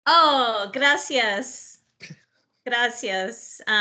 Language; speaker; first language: Spanish; non-native, learner; English